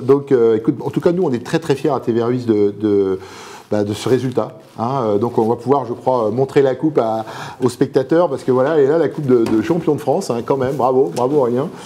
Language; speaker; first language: French; native; French